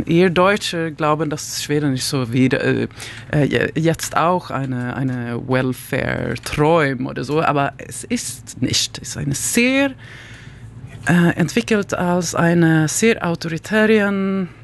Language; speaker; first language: German; non-native, learner; Swedish